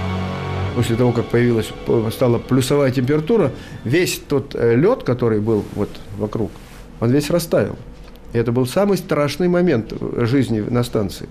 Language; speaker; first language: Russian; native; Russian